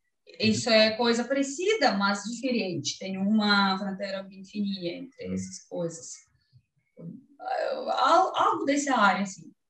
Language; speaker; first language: Portuguese; non-native, learner; Russian